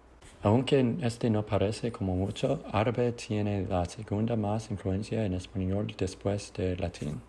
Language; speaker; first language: Spanish; non-native, learner; English